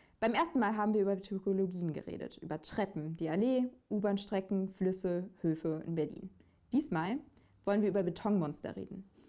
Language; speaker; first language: German; native; German